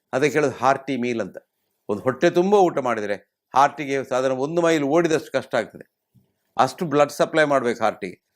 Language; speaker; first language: Kannada; native; Kannada